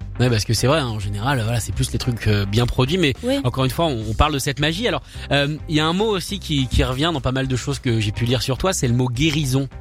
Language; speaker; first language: French; native; French